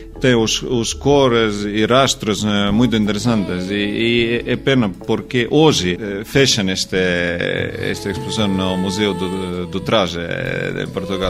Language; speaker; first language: Portuguese; non-native, learner; Estonian